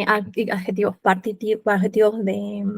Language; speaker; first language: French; non-native, fluent; Spanish